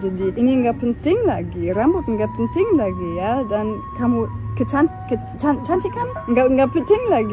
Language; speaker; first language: Indonesian; non-native, fluent; German